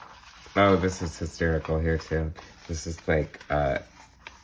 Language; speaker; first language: English; native; English